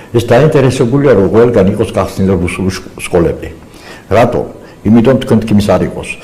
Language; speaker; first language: Georgian; non-native, local second language; Azerbaijani